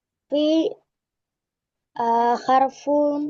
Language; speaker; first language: Arabic; non-native, learner; Indonesian